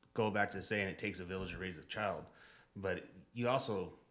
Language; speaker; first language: English; native; English